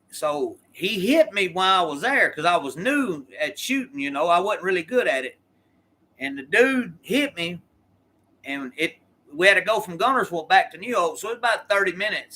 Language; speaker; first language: English; native; English